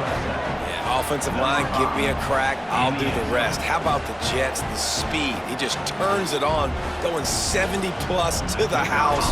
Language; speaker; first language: English; native; English